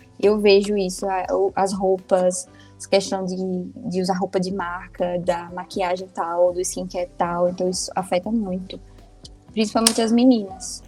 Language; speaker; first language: Portuguese; native; Portuguese